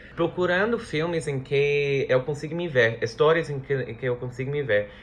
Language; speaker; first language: Portuguese; non-native, fluent; English